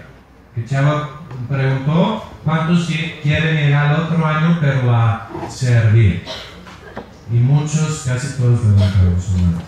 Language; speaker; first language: Spanish; non-native, fluent; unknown